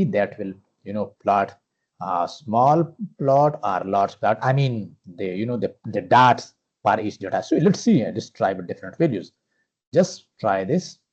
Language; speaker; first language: English; non-native, fluent; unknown